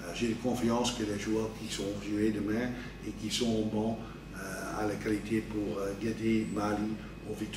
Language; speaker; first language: French; non-native, fluent; Dutch